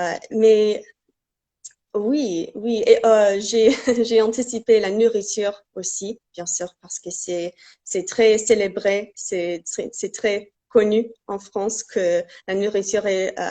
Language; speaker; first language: French; non-native, fluent; English